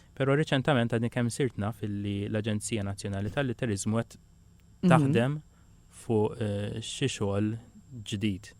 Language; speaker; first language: Maltese; native; Maltese